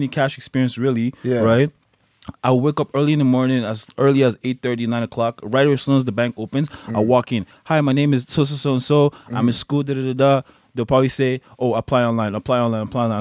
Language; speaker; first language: English; native; English